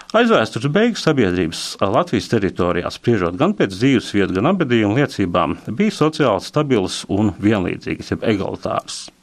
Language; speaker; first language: Latvian; native; Latvian